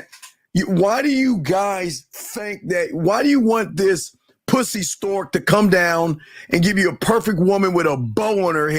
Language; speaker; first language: English; native; English